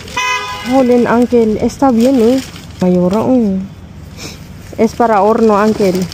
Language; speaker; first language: Spanish; non-native, learner; Filipino